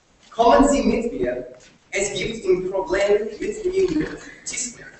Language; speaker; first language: German; non-native, learner; English